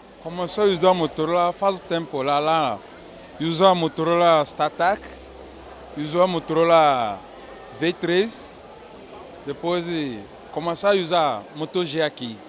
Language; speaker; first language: Portuguese; non-native, learner; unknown